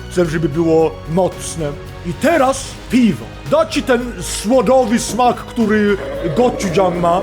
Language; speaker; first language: Polish; non-native, fluent; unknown